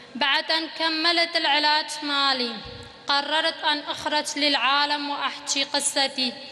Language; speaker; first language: Arabic; non-native, local second language; Kurdish